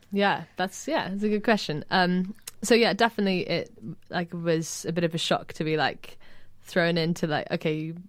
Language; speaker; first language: English; native; English